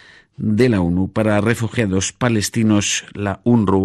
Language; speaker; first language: Spanish; native; Spanish